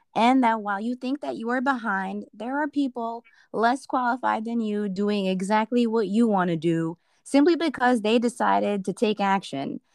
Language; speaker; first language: English; early bilingual, other home language; Spanish